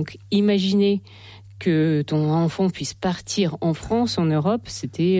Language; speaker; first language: French; non-native, fluent; Russian